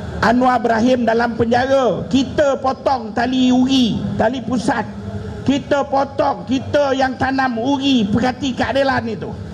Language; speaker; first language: Malay; native; Malay